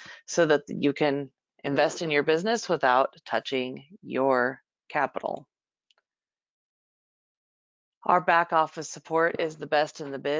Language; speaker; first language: English; native; English